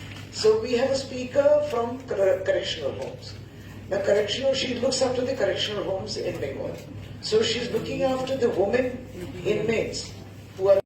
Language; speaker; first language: English; non-native, local second language; Bangla